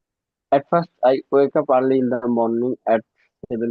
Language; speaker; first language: English; non-native, learner; Bangla